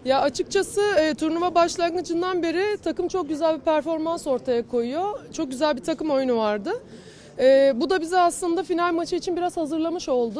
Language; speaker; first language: Turkish; native; Turkish